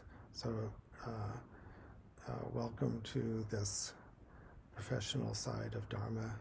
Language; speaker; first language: English; native; English